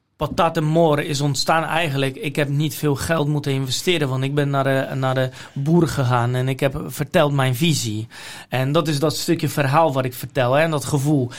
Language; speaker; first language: Dutch; non-native, fluent; Polish